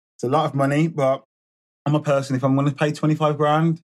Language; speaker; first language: English; native; English